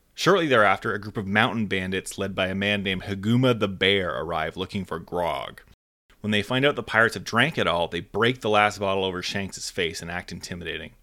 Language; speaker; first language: English; native; English